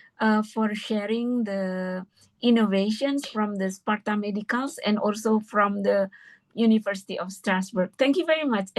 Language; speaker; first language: English; non-native, fluent; Indonesian